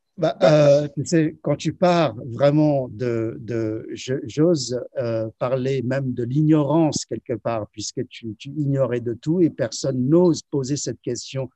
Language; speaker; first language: French; early bilingual, other home language; Chinese